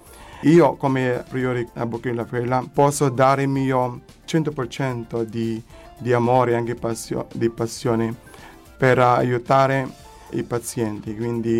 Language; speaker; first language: Italian; non-native, learner; Filipino